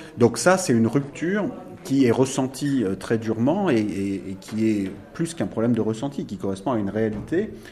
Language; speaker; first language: French; native; French